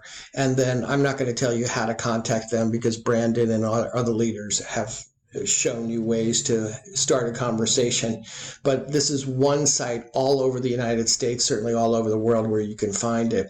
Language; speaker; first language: English; native; English